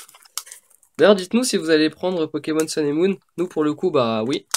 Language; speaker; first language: French; native; French